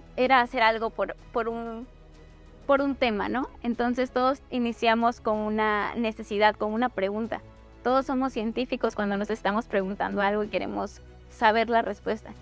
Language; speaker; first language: Spanish; native; Spanish